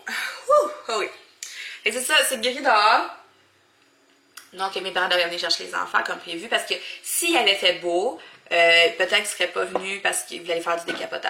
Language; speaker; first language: French; native; French